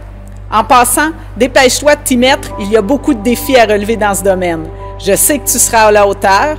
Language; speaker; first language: French; native; French